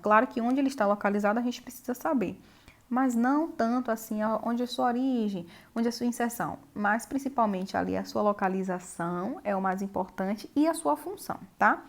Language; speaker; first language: Portuguese; native; Portuguese